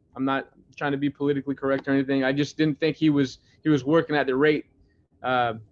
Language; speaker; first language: English; native; English